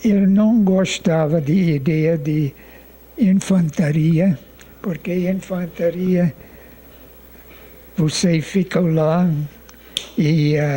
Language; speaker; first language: Portuguese; non-native, fluent; English